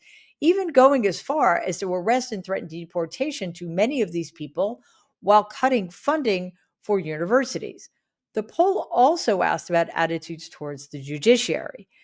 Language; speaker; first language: English; native; English